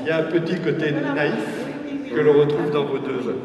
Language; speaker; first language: French; native; French